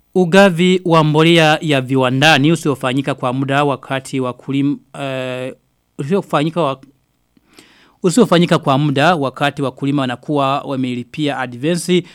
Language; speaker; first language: Swahili; non-native, local second language; Rundi